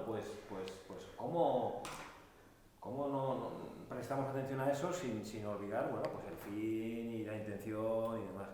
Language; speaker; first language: Spanish; native; Spanish